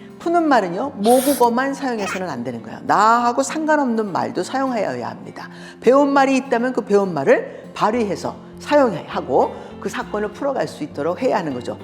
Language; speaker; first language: Korean; early bilingual, heritage; Korean